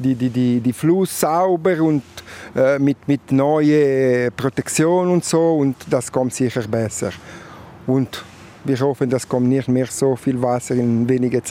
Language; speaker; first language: German; non-native, local second language; Italian